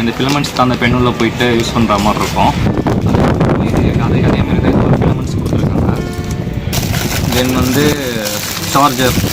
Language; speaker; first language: Tamil; native; Tamil